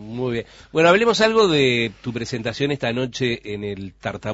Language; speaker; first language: Spanish; native; Spanish